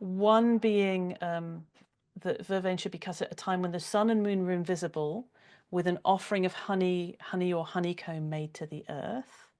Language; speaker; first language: English; native; English